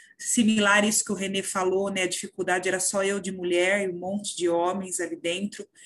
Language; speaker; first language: Portuguese; native; Portuguese